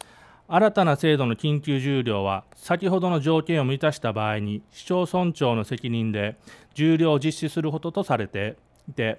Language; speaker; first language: Japanese; native; Japanese